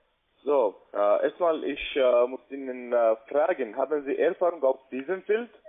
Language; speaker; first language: German; non-native, learner; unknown